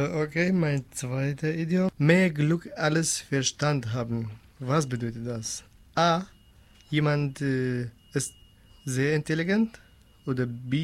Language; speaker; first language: German; non-native, learner; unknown